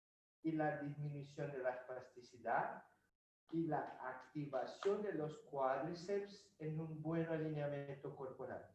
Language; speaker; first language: Spanish; non-native, fluent; Portuguese